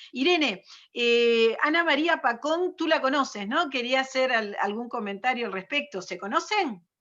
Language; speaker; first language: Spanish; native; Spanish